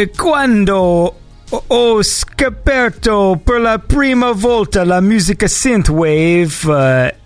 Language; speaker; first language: Italian; non-native, learner; English